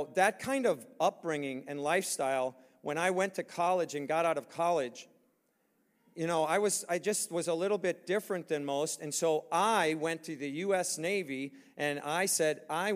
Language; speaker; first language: English; native; English